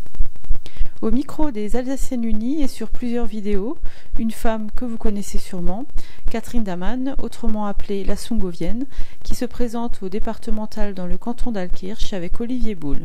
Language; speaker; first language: French; native; French